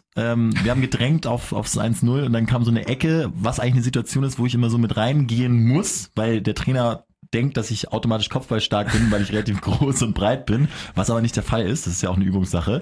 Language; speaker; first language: German; native; German